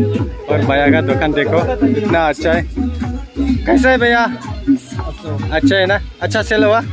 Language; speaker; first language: Hindi; non-native, local second language; Bodo